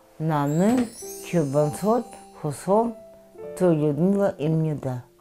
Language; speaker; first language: Korean; non-native, learner; Russian